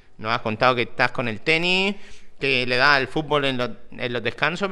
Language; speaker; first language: Spanish; native; Spanish